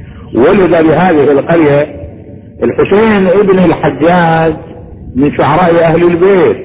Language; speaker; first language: Arabic; native; Arabic